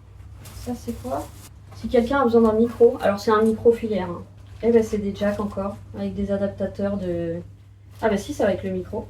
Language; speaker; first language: French; native; French